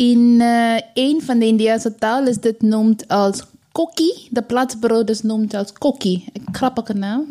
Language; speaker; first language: Dutch; non-native, learner; Bangla